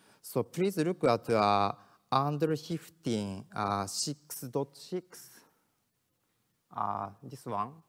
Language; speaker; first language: English; non-native, learner; Japanese